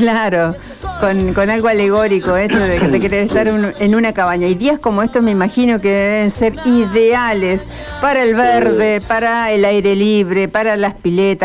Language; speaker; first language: Spanish; native; Spanish